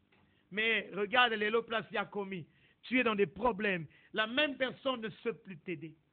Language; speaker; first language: French; non-native, local second language; Lingala